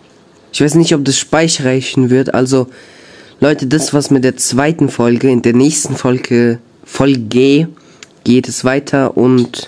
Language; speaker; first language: German; early bilingual, other home language; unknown